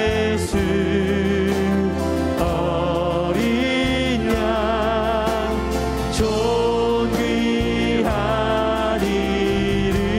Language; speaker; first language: Korean; native; Korean